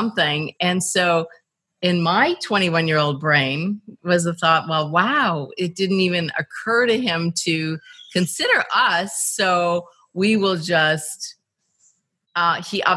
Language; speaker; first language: English; native; English